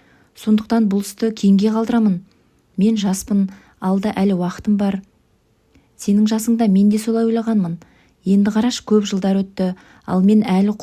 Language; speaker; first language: Kazakh; native; Kazakh